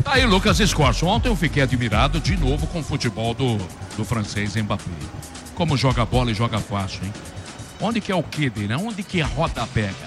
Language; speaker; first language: Portuguese; native; Portuguese